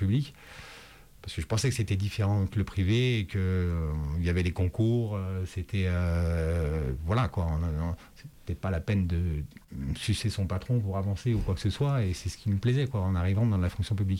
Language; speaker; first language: French; native; French